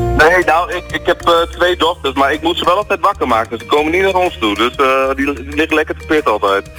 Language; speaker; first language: Dutch; native; Dutch